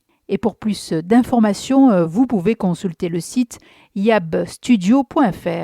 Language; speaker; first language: French; native; French